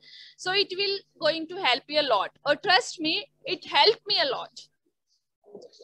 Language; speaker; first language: English; non-native, learner; Hindi